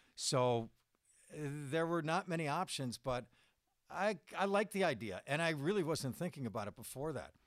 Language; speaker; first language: English; native; English